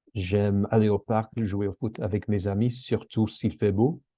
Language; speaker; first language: French; non-native, fluent; English